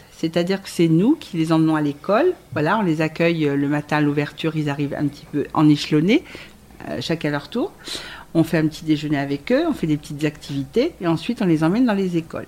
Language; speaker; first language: French; native; French